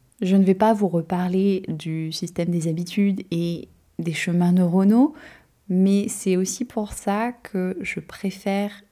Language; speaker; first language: French; native; French